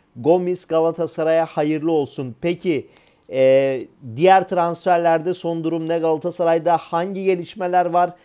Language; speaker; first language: Turkish; native; Turkish